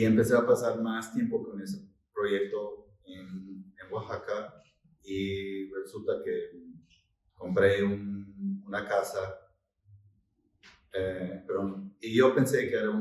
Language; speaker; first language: Spanish; non-native, fluent; English